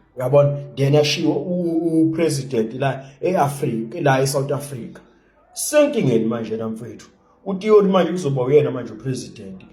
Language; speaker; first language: Zulu; native; Zulu